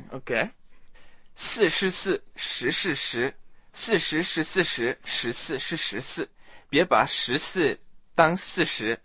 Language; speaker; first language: Chinese; non-native, fluent; English